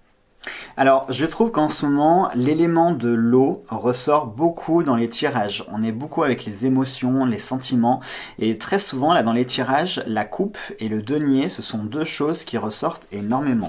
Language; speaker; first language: French; native; French